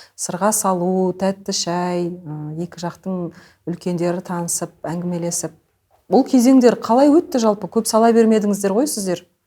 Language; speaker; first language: Kazakh; native; Kazakh